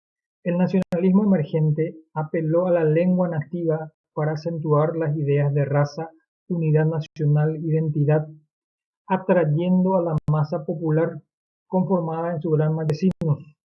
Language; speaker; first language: Spanish; native; Spanish